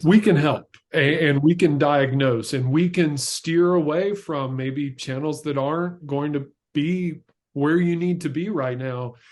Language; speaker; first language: English; native; English